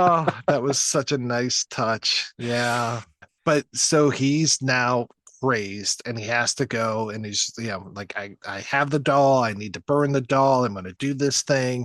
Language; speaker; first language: English; native; English